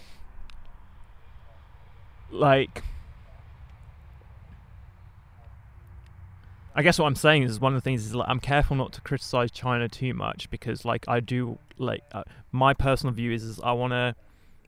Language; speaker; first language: English; native; English